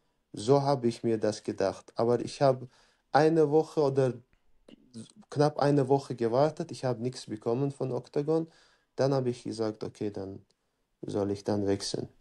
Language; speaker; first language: German; non-native, fluent; Chechen